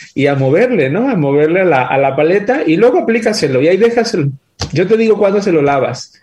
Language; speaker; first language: Spanish; native; Spanish